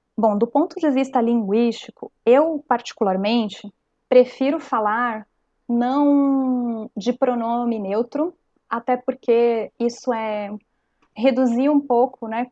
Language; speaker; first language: Portuguese; native; Portuguese